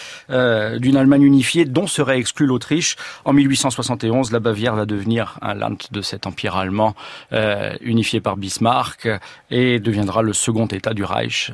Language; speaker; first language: French; native; French